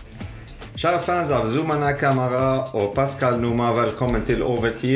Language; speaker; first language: Norwegian; non-native, fluent; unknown